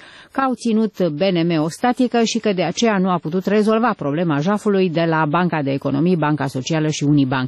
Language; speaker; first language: Romanian; native; Romanian